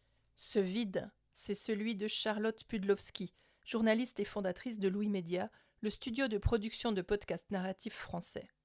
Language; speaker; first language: French; native; French